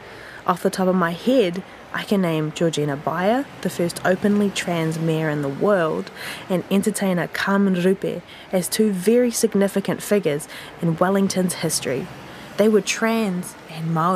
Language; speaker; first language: English; native; English